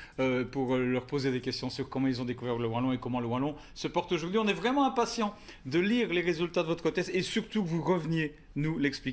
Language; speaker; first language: French; native; French